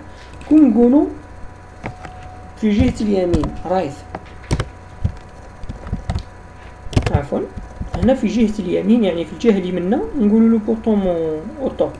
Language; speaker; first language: Arabic; native; Arabic